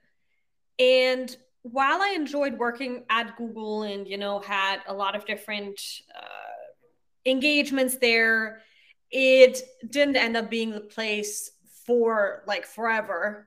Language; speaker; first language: English; non-native, fluent; German